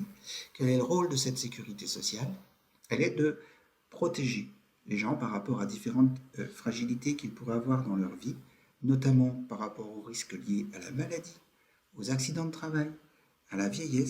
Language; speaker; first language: French; native; French